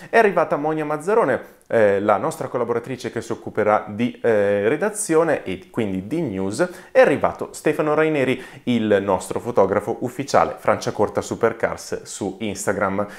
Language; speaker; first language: Italian; native; Italian